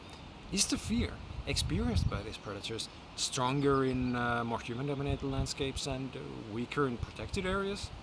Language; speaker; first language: English; non-native, fluent; Finnish